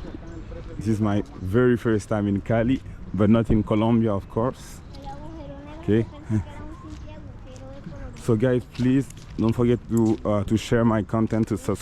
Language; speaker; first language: English; non-native, fluent; French